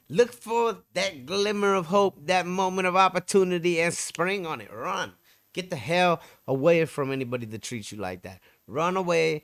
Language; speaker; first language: English; native; English